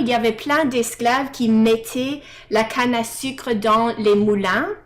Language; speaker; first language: French; non-native, fluent; English